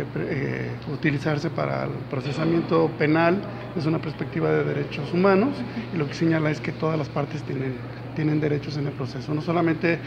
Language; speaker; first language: Spanish; native; Spanish